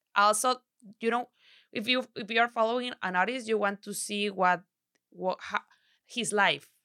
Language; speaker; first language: English; non-native, learner; Spanish